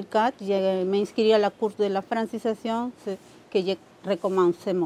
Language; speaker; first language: French; non-native, learner; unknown